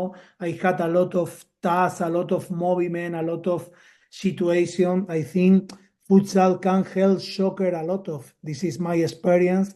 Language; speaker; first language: English; non-native, learner; Spanish